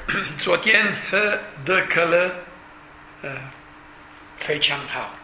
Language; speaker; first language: Chinese; non-native, learner; Italian